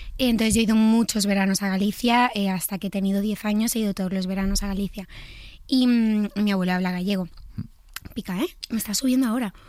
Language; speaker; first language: Spanish; native; Spanish